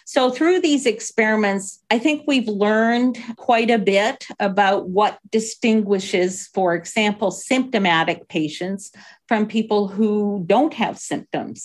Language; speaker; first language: English; native; English